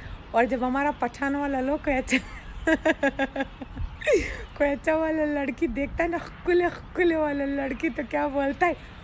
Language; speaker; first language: Hindi; non-native, local second language; Pashto